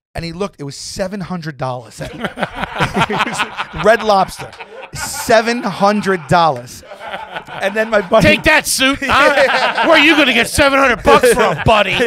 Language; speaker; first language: English; native; English